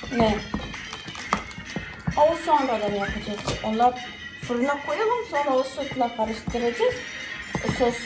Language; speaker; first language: Turkish; non-native, fluent; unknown